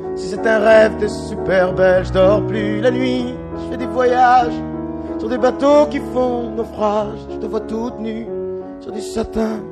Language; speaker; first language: Italian; early bilingual, other home language; French